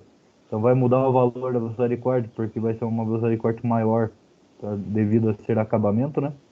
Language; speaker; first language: Portuguese; native; Portuguese